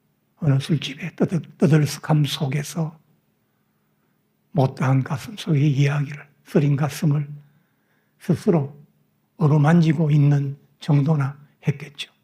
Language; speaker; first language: Korean; native; Korean